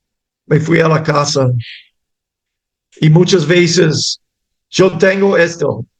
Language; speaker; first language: Spanish; non-native, fluent; English